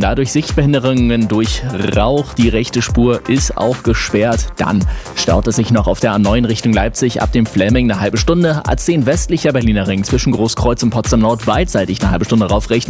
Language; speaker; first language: German; native; German